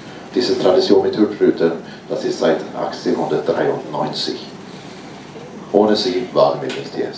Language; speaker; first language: German; non-native, fluent; Norwegian